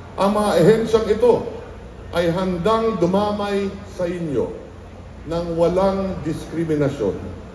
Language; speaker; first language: Filipino; native; Filipino